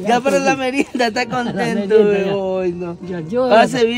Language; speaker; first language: Spanish; native; Spanish